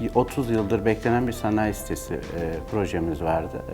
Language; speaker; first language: Turkish; native; Turkish